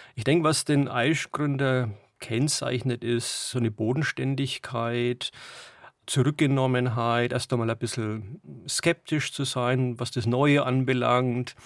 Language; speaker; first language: German; native; German